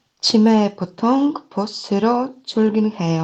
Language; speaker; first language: Korean; non-native, learner; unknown